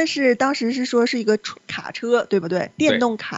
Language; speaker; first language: Chinese; native; Chinese